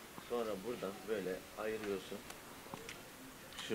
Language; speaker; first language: Turkish; native; Turkish